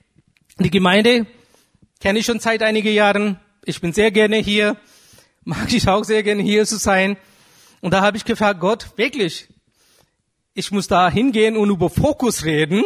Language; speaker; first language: German; non-native, fluent; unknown